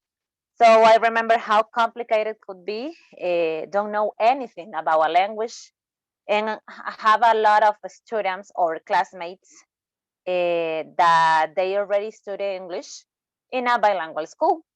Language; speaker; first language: English; non-native, learner; Spanish